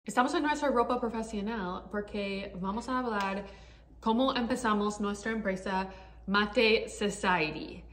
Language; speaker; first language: Spanish; non-native, learner; English